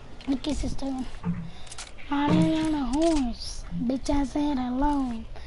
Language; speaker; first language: Spanish; early bilingual, heritage; Spanish